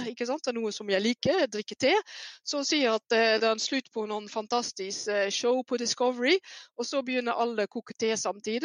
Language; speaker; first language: Norwegian; non-native, fluent; Dutch